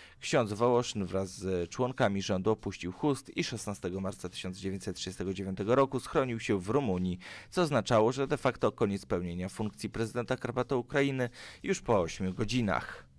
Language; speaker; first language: Polish; native; Polish